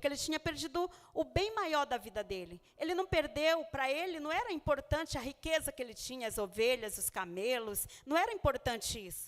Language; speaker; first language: Portuguese; native; Portuguese